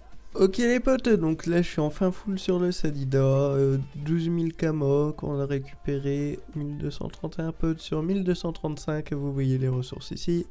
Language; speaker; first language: French; native; French